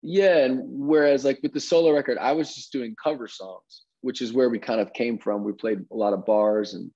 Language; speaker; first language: English; native; English